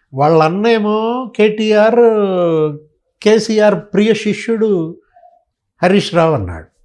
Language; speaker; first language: Telugu; native; Telugu